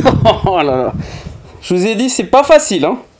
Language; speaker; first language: French; native; French